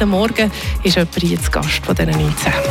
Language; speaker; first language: German; native; German